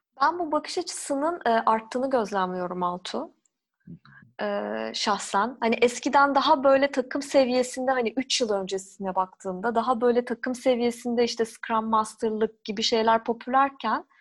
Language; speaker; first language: Turkish; native; Turkish